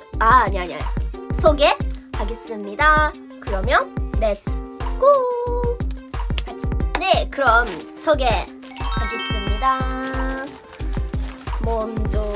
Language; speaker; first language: Korean; non-native, learner; Japanese